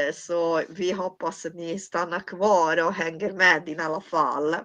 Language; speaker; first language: Swedish; non-native, fluent; Italian